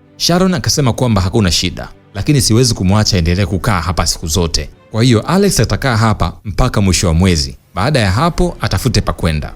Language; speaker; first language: Swahili; native; Swahili